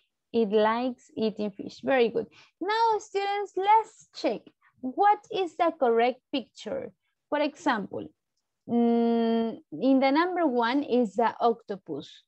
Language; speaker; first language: English; non-native, fluent; Spanish